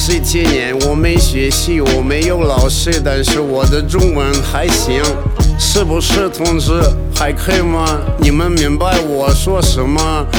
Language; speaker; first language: Chinese; non-native, learner; Russian